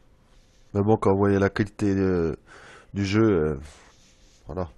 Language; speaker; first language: French; native; French